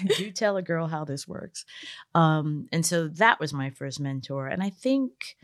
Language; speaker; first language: English; native; English